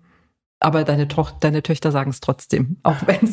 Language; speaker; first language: German; native; German